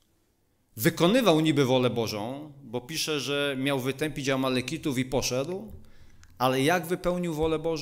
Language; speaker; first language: Polish; native; Polish